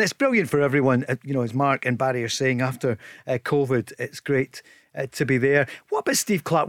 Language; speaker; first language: English; native; English